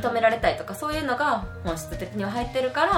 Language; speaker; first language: Japanese; native; Japanese